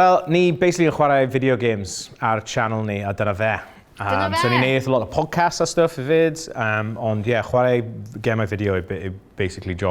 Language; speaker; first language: Welsh; non-native, local second language; English